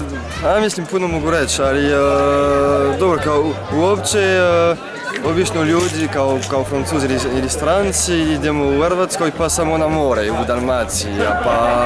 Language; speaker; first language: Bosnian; non-native, fluent; French